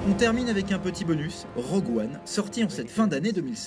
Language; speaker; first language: French; native; French